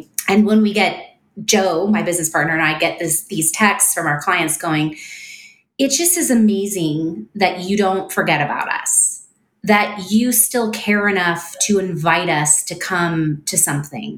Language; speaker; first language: English; native; English